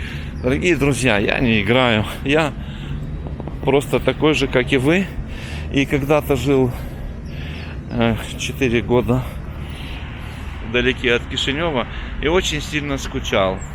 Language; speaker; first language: Russian; native; Russian